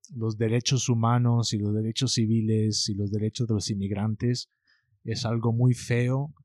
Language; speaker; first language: Spanish; early bilingual, heritage; Spanish